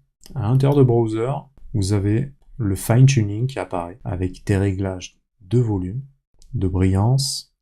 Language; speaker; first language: French; native; French